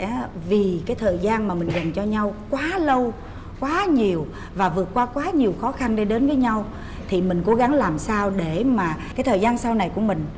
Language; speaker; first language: Vietnamese; native; Vietnamese